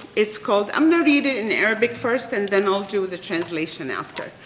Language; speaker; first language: English; non-native, fluent; Arabic